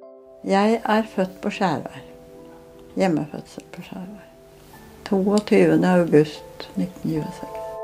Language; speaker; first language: Norwegian; native; Norwegian